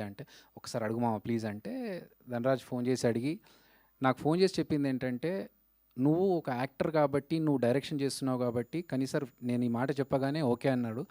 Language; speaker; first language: Telugu; native; Telugu